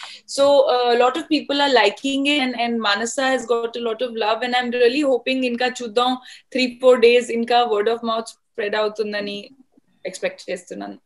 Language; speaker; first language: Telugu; non-native, fluent; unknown